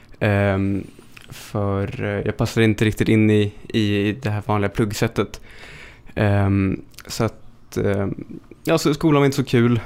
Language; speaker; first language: Swedish; native; Swedish